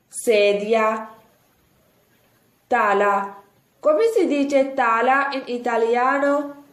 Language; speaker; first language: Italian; non-native, fluent; Urdu